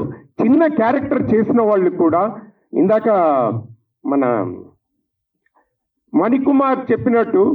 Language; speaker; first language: Telugu; native; Telugu